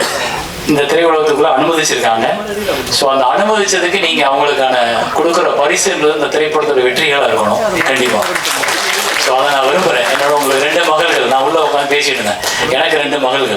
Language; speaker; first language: Tamil; native; Tamil